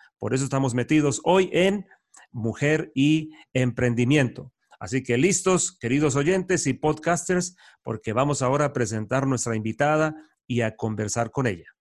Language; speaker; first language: Spanish; native; Spanish